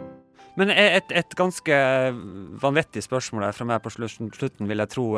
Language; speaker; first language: Norwegian; native; Norwegian